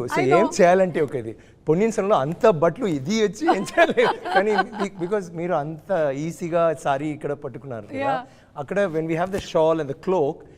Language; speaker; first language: Telugu; non-native, learner; Tamil